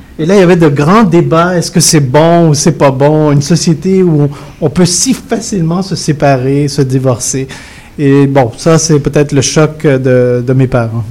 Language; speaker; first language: French; early bilingual, other home language; Spanish